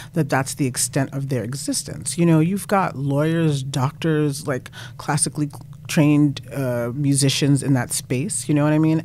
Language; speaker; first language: English; native; English